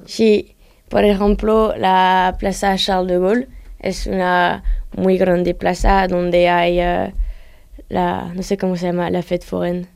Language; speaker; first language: Spanish; non-native, learner; French